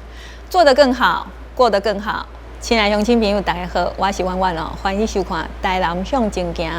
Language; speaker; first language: Chinese; native; Chinese